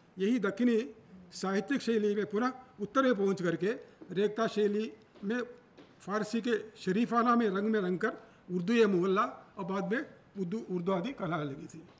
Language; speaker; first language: Hindi; non-native, local second language; Telugu